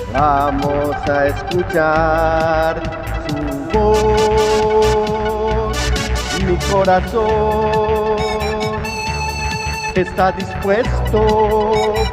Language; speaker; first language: Spanish; native; Spanish